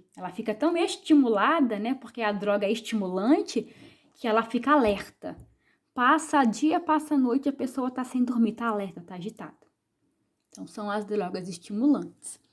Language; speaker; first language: Portuguese; native; Portuguese